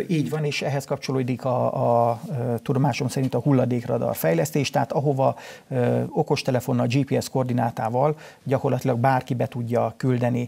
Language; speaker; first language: Hungarian; native; Hungarian